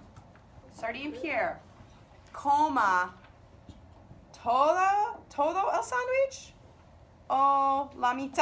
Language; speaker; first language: Spanish; non-native, learner; English